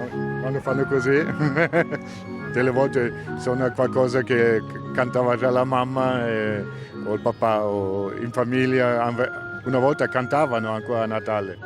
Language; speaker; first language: Italian; non-native, learner; German